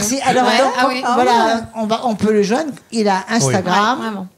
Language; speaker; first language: French; native; French